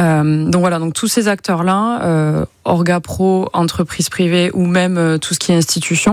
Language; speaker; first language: French; native; French